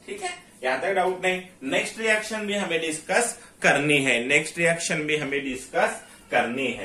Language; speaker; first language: Hindi; non-native, local second language; Marathi